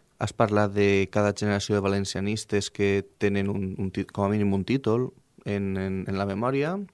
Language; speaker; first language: Catalan; native; Catalan